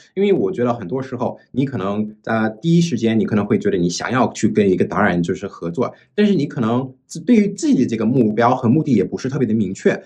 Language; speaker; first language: Chinese; non-native, fluent; English